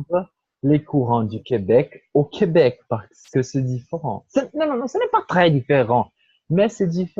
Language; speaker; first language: French; non-native, fluent; Portuguese